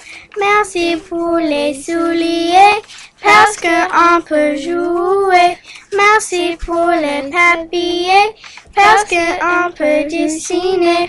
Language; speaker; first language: French; non-native, learner; English